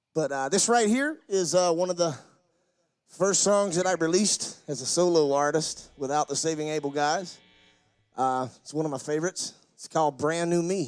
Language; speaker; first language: English; native; English